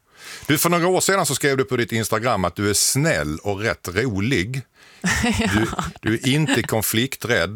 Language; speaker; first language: Swedish; native; Swedish